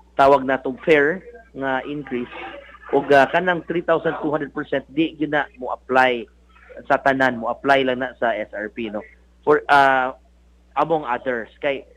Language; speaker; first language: Cebuano; native; Cebuano